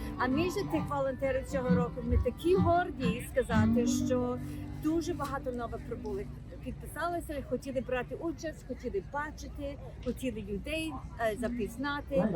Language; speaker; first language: Ukrainian; early bilingual, heritage; Ukrainian